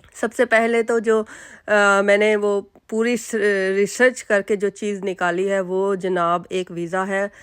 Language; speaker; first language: Urdu; native; Urdu